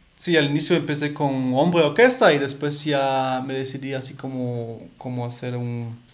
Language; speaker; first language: Spanish; non-native, fluent; German